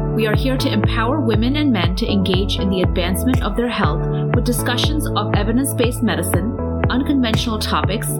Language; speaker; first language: English; early bilingual, other home language; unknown